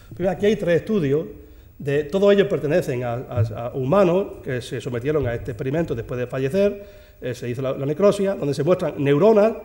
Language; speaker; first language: Spanish; native; Spanish